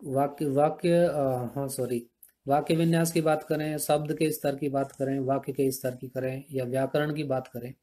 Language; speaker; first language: Hindi; native; Hindi